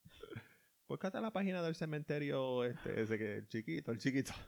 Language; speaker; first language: Spanish; early bilingual, heritage; Spanish